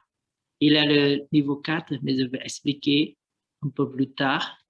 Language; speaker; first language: French; non-native, learner; Vietnamese